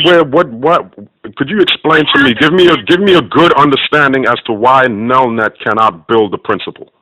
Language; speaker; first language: English; native; English